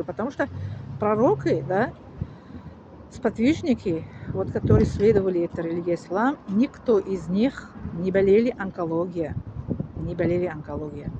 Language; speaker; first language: Russian; non-native, learner; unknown